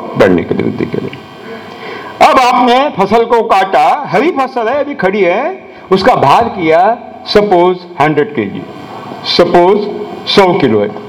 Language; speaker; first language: Hindi; non-native, local second language; Marathi